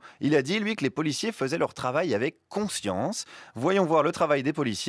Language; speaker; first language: French; native; French